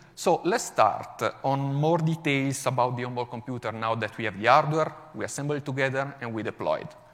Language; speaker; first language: English; non-native, fluent; Italian